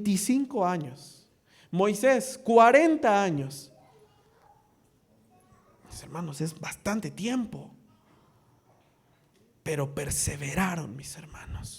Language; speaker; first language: Spanish; native; Spanish